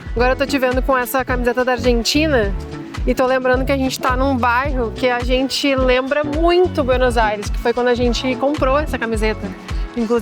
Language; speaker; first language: Portuguese; native; Portuguese